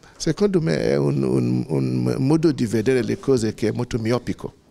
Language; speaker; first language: Italian; non-native, fluent; Yoruba